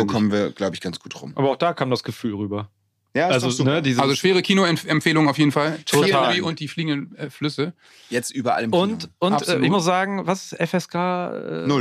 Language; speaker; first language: German; native; German